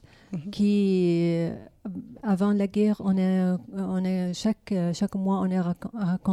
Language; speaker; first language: French; non-native, learner; Arabic